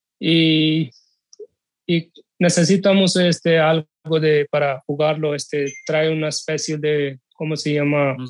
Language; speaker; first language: Spanish; non-native, learner; Urdu